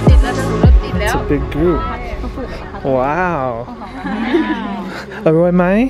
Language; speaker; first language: English; native; English